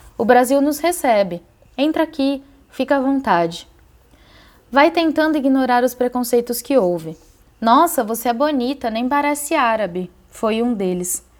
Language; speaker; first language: Portuguese; native; Portuguese